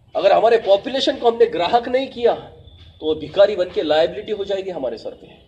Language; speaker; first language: Hindi; native; Hindi